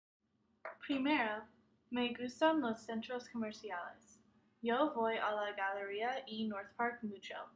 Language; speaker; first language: Spanish; non-native, learner; English